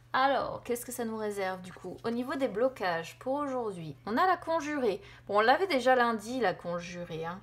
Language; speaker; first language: French; native; French